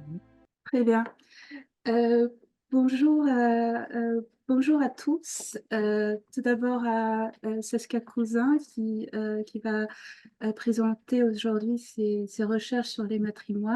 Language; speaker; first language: French; non-native, fluent; Polish